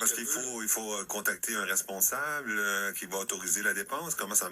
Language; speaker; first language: French; native; French